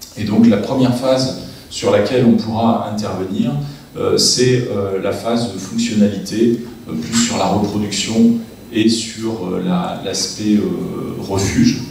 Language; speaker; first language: French; native; French